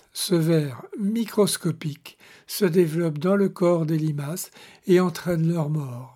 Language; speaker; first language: French; native; French